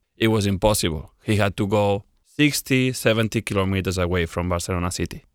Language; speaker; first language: English; non-native, fluent; Spanish